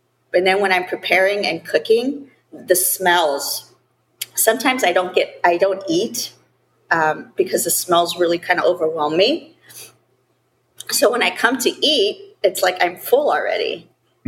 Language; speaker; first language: English; early bilingual, other home language; Spanish